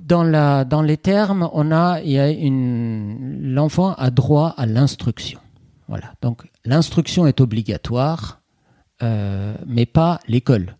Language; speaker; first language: French; non-native, fluent; Persian